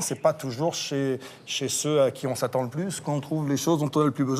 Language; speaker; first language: French; native; French